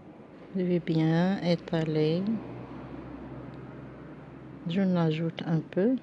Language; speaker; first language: French; non-native, local second language; Arabic